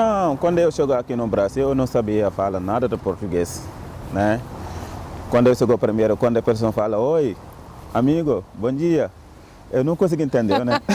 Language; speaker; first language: Portuguese; non-native, learner; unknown